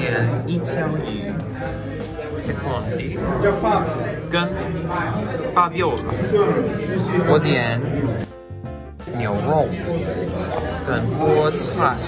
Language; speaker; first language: Chinese; non-native, fluent; English